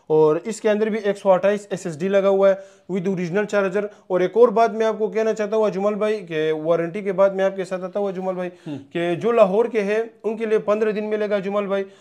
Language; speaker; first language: Urdu; non-native, local second language; Punjabi